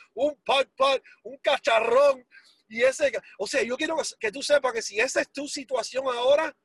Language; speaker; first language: Spanish; early bilingual, heritage; Spanish